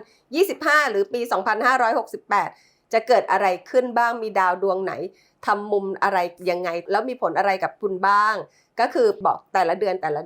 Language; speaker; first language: Thai; native; Thai